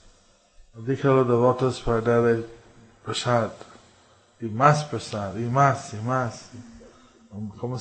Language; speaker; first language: Spanish; non-native, fluent; English